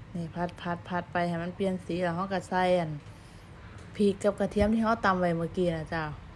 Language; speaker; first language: Thai; native; Thai